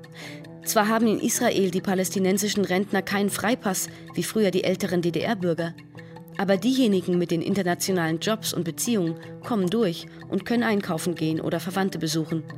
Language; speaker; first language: German; native; German